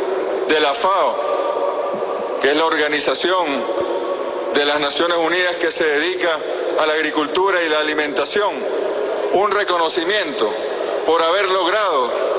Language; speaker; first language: Spanish; native; Spanish